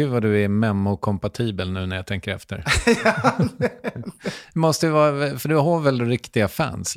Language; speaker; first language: Swedish; native; Swedish